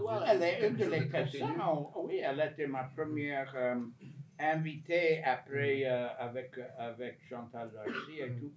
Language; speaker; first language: French; non-native, fluent; English